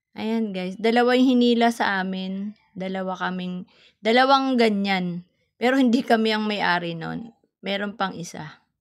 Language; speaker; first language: Filipino; non-native, local second language; Waray